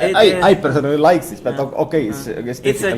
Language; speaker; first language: English; non-native, fluent; Estonian